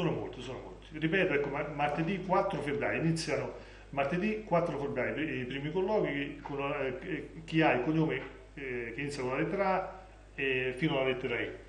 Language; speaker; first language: Italian; native; Italian